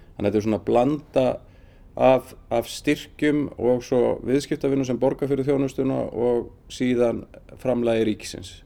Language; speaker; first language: Icelandic; native; Icelandic